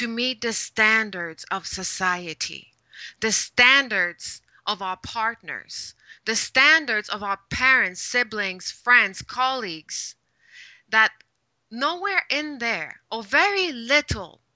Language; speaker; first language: English; non-native, fluent; French